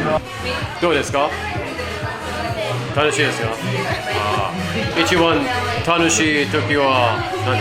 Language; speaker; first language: Japanese; non-native, learner; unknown